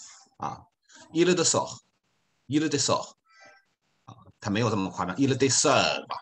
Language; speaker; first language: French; non-native, fluent; Chinese